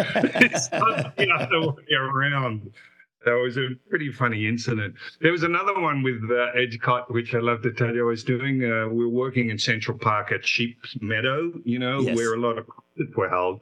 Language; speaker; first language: English; native; English